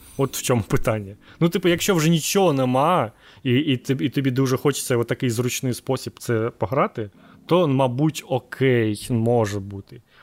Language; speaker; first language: Ukrainian; native; Ukrainian